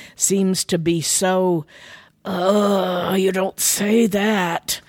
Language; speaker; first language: English; native; English